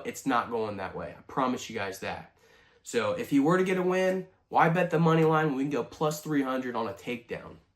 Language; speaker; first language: English; native; English